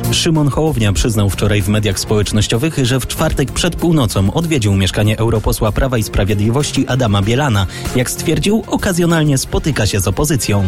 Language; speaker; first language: Polish; native; Polish